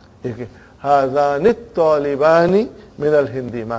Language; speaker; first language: Arabic; non-native, fluent; Bangla